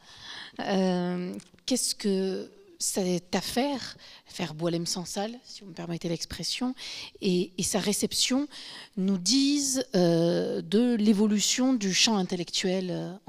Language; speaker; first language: French; native; French